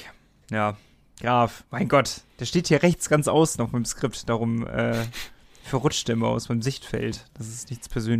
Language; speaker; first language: German; native; German